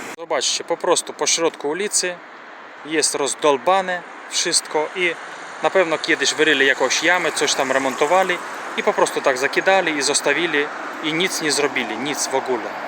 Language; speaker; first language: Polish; non-native, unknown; Ukrainian